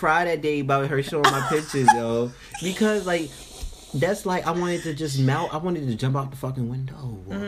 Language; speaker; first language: English; native; English